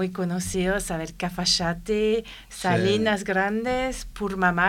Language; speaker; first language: Spanish; non-native, learner; French